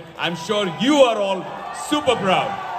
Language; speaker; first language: Hindi; native; Hindi